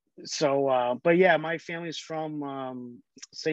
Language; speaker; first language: English; early bilingual, other home language; Portuguese